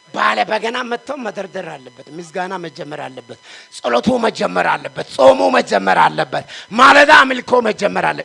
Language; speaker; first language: Amharic; non-native, local second language; Wolaytta